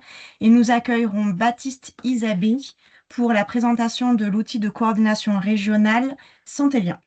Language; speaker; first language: French; native; French